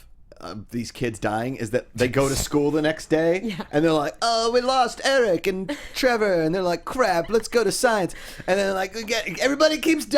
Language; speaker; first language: English; native; English